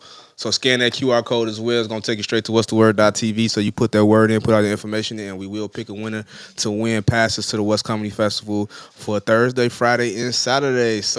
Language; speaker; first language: English; native; English